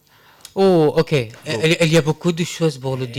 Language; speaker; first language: French; non-native, learner; Arabic